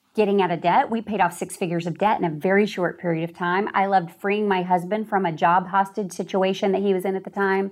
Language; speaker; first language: English; native; English